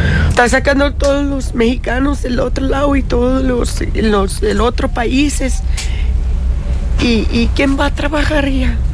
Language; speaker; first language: Spanish; early bilingual, heritage; Spanish